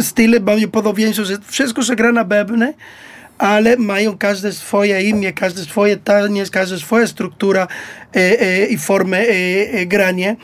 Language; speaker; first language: Polish; non-native, learner; Spanish